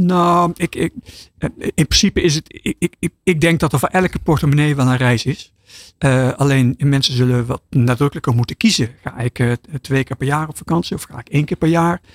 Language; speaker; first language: Dutch; native; Dutch